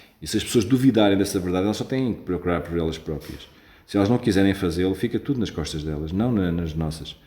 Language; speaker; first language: Portuguese; native; Portuguese